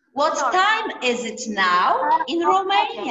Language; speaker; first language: English; non-native, fluent; Polish